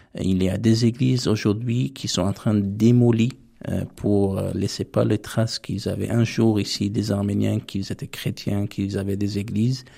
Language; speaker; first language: French; non-native, fluent; Armenian